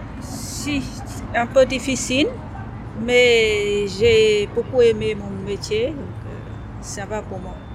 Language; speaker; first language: French; non-native, fluent; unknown